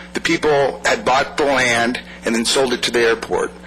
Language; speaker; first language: English; native; English